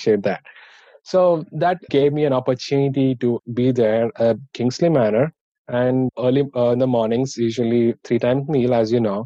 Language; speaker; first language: English; non-native, local second language; Telugu